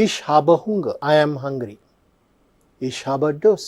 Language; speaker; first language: German; non-native, fluent; Telugu